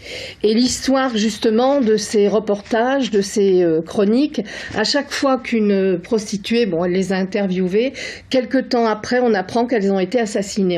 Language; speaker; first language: French; native; French